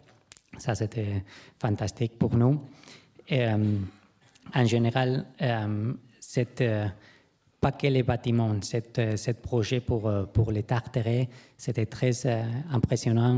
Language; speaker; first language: French; non-native, fluent; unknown